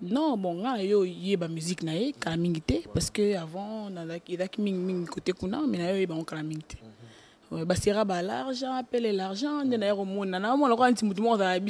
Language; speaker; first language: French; non-native, local second language; Lingala